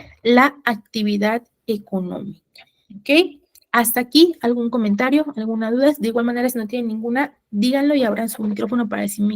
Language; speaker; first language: Spanish; native; Spanish